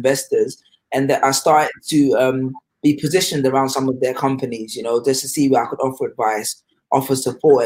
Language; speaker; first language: English; native; English